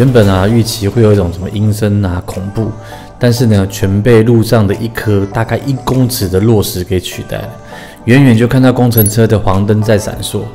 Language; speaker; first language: Chinese; native; Chinese